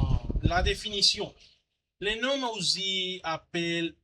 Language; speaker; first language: French; non-native, learner; Spanish